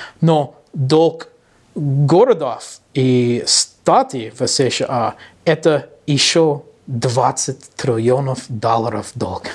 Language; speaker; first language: Russian; non-native, learner; English